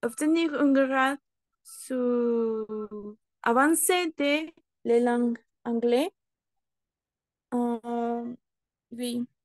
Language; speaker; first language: French; non-native, learner; Spanish